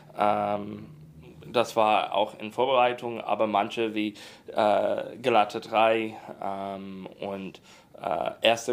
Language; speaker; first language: German; non-native, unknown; English